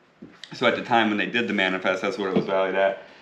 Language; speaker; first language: English; native; English